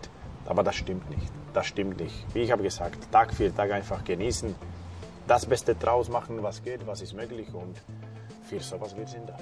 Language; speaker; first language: German; non-native, fluent; Slovak